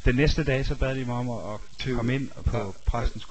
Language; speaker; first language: Danish; native; Danish